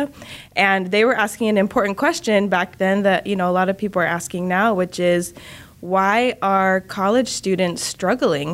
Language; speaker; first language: English; native; English